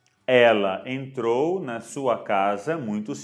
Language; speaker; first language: Portuguese; non-native, fluent; Arabic